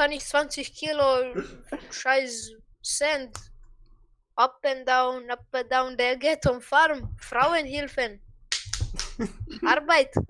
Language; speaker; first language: German; non-native, learner; Croatian